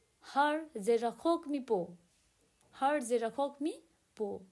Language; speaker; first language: Hebrew; non-native, learner; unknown